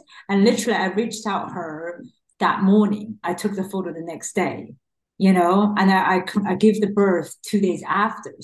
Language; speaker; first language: English; non-native, fluent; Chinese